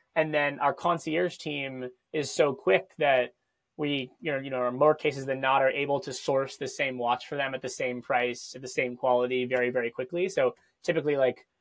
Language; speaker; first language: English; native; English